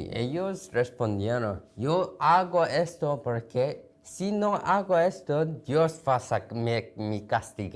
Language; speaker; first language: Spanish; non-native, fluent; Korean